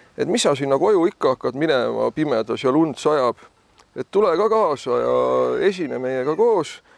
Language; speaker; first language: Estonian; native; Estonian